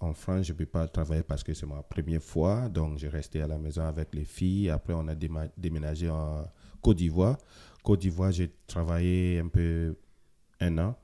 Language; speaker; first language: French; non-native, fluent; Ewe